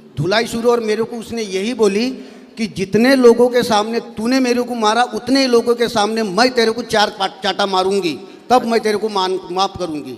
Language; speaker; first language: Hindi; native; Hindi